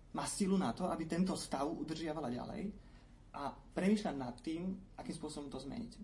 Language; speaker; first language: Slovak; native; Slovak